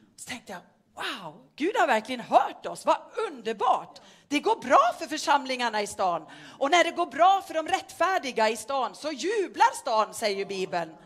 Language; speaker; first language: Swedish; non-native, fluent; Norwegian